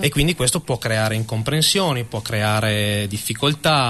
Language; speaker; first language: Italian; native; Italian